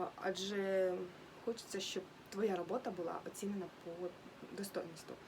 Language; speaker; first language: Ukrainian; native; Ukrainian